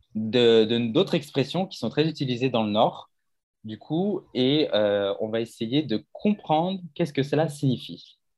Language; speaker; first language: French; native; French